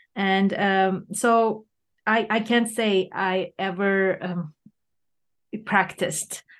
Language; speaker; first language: English; non-native, fluent; Turkish